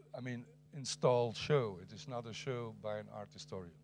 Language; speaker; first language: English; non-native, fluent; Dutch